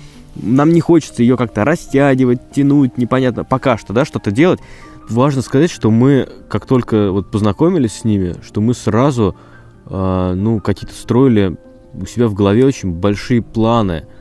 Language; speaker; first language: Russian; native; Russian